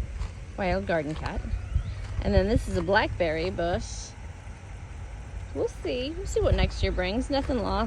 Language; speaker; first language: English; native; English